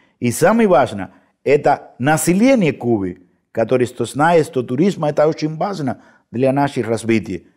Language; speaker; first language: Russian; non-native, fluent; Spanish